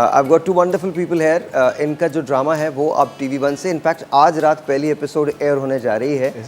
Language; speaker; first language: Urdu; native; Urdu